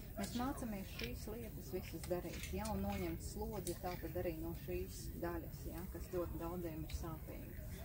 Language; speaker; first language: Latvian; native; Latvian